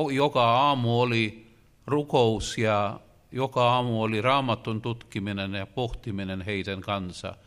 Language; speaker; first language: Finnish; non-native, learner; Russian